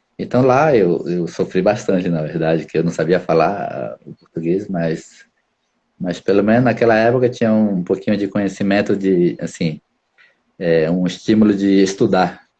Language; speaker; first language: Portuguese; non-native, local second language; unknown